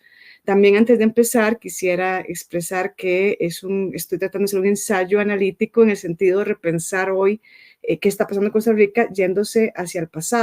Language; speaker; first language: Spanish; native; Spanish